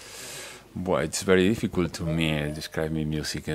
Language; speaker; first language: English; non-native, learner; Spanish